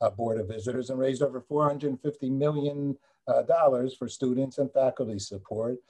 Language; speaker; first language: English; native; English